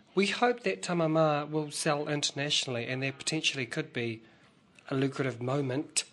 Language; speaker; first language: English; native; English